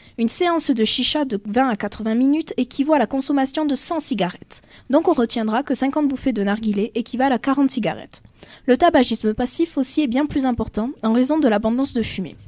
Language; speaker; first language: French; native; French